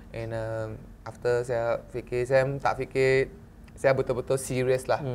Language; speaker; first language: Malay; non-native, local second language; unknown